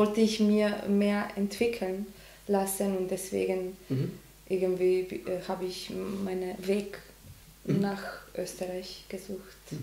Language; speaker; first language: German; non-native, learner; Macedonian